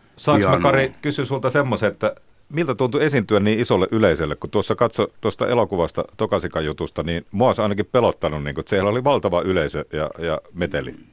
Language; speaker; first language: Finnish; native; Finnish